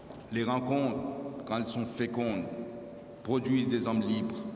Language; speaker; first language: French; non-native, local second language; Morisyen